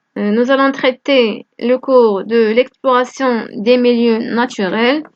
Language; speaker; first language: French; non-native, local second language; Arabic